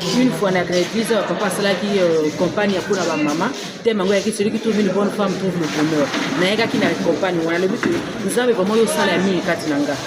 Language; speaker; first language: Lingala; native; Lingala